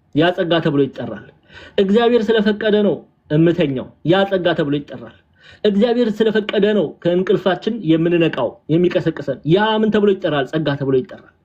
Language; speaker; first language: Amharic; early bilingual, heritage; Amharic